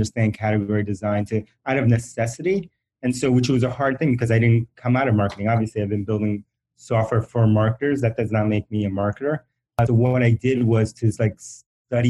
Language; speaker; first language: English; early bilingual, other home language; Spanish